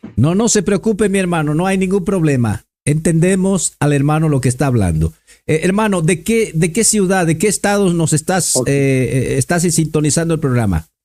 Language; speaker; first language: Spanish; native; Spanish